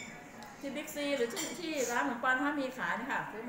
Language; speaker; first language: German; non-native, learner; Thai